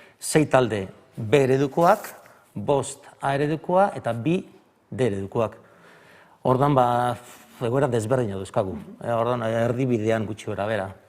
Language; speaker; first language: Basque; native; Basque